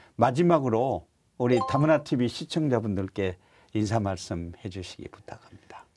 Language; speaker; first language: Korean; native; Korean